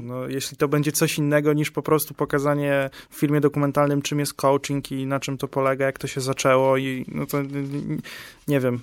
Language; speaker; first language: Polish; native; Polish